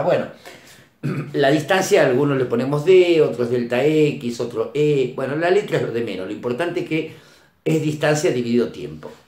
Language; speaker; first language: Spanish; native; Spanish